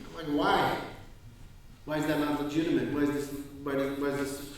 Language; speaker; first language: English; non-native, fluent; Danish